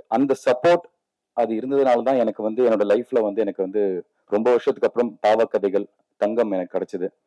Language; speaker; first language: Tamil; native; Tamil